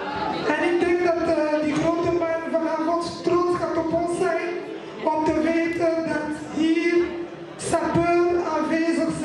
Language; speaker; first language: Dutch; non-native, local second language; French